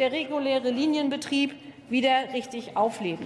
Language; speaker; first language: German; native; German